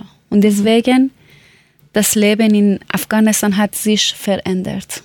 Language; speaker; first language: German; non-native, learner; Persian